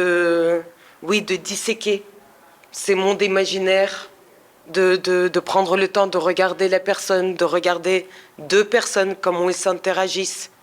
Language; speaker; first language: French; non-native, fluent; Russian